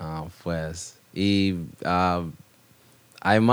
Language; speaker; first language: Spanish; non-native, learner; English